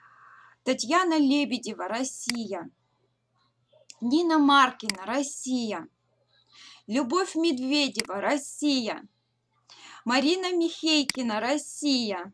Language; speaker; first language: Russian; native; Russian